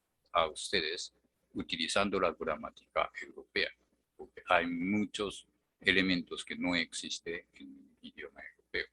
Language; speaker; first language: Spanish; non-native, fluent; Japanese